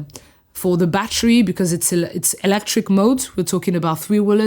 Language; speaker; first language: English; non-native, fluent; French